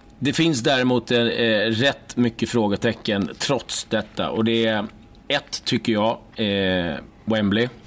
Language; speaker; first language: Swedish; native; Swedish